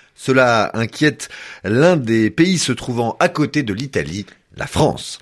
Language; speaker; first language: French; native; French